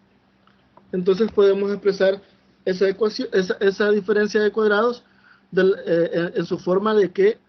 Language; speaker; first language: Spanish; native; Spanish